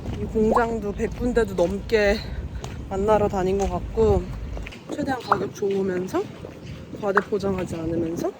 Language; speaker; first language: Korean; native; Korean